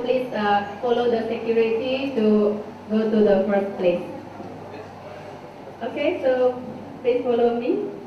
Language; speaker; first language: English; non-native, local second language; Indonesian